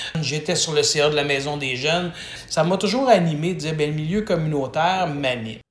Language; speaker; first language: French; native; French